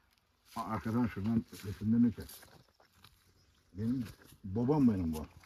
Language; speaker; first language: Turkish; native; Turkish